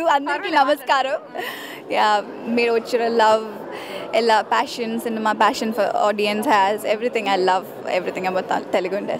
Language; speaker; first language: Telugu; non-native, learner; Malayalam